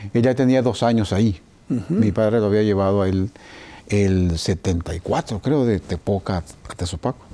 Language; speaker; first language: Spanish; native; Spanish